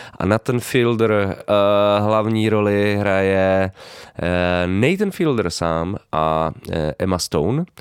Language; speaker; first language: Czech; native; Czech